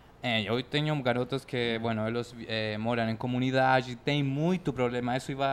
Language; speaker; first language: Portuguese; non-native, fluent; Spanish